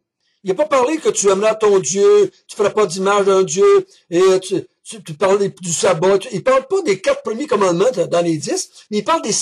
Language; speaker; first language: French; native; French